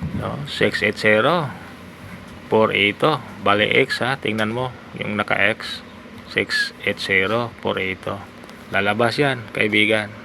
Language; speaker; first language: Filipino; non-native, local second language; Cebuano